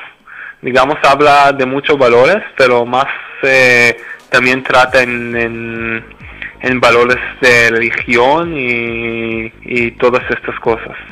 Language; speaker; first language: Spanish; non-native, fluent; Hebrew